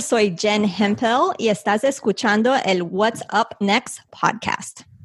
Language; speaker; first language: Spanish; early bilingual, heritage; Spanish